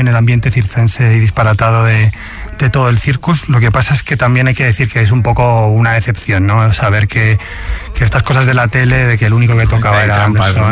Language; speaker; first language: Spanish; native; Spanish